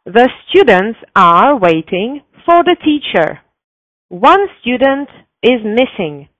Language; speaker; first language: English; non-native, fluent; Slovak